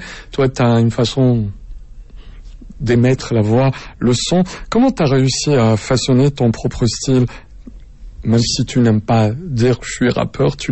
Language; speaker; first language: French; native; French